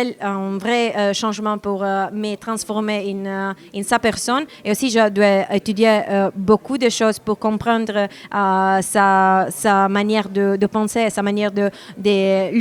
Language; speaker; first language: French; non-native, learner; Italian